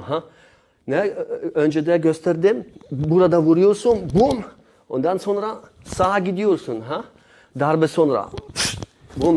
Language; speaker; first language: Turkish; non-native, learner; Polish